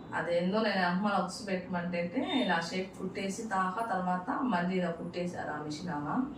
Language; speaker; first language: Telugu; non-native, local second language; Urdu